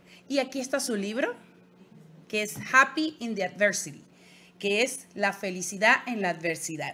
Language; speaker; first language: Spanish; native; Spanish